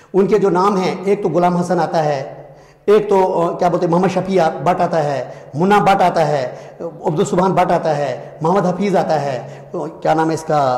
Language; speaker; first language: Hindi; native; Hindi